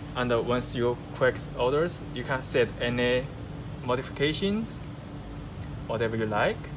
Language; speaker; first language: English; non-native, learner; Chinese